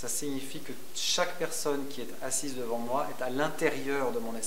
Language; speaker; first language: French; native; French